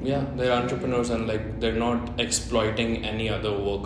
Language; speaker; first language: English; non-native, local second language; Hindi